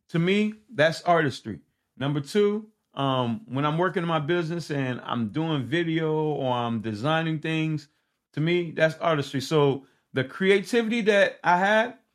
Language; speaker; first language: English; early bilingual, other home language; Haitian Creole